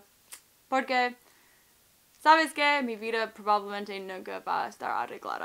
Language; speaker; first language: Spanish; non-native, learner; English